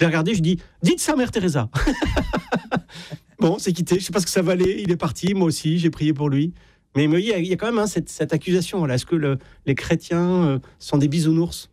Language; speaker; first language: French; native; French